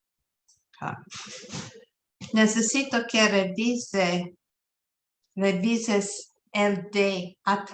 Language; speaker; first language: Spanish; non-native, learner; English